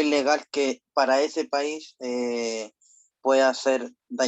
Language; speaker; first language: Spanish; native; Spanish